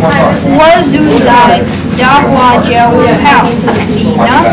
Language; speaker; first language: Chinese; non-native, learner; English